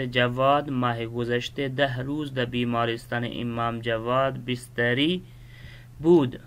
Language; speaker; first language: Persian; non-native, fluent; Urdu